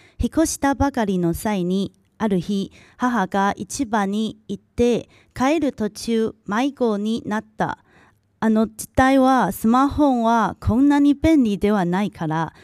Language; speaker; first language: Japanese; non-native, local second language; Chinese